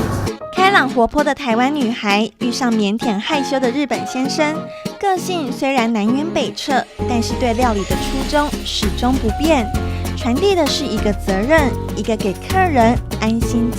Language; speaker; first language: Chinese; native; Chinese